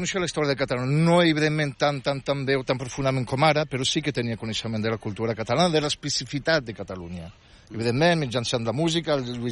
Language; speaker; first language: Catalan; non-native, fluent; Berber languages